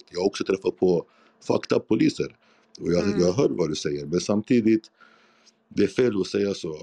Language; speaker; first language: Swedish; non-native, fluent; Arabic